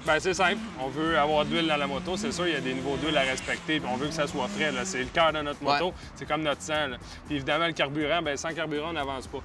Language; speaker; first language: French; native; French